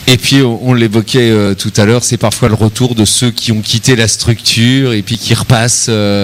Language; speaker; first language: French; native; French